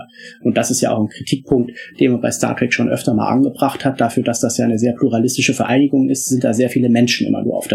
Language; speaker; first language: German; native; German